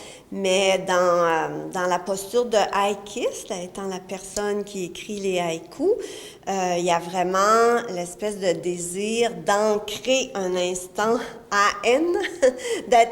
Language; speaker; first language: French; native; French